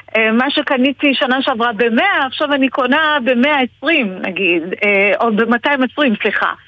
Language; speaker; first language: Hebrew; early bilingual, other home language; Persian